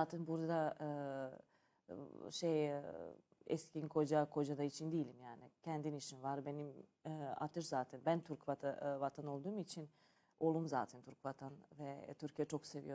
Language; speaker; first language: Turkish; non-native, learner; Serbian